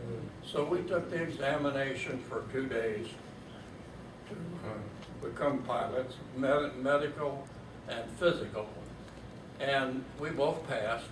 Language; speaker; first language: English; native; English